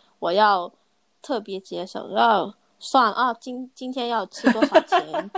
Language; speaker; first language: Chinese; non-native, local second language; Cantonese